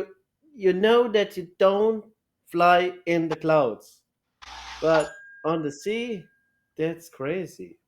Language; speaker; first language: English; non-native, learner; German